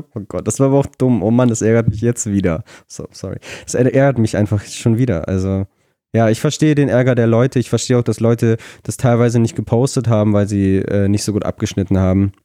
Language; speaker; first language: German; early bilingual, other home language; Russian